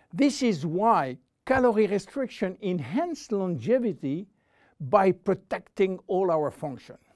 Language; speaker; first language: English; non-native, fluent; French